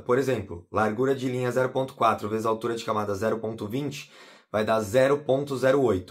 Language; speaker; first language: Portuguese; native; Portuguese